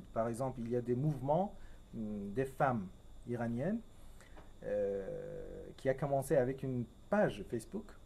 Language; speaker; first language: French; non-native, fluent; Persian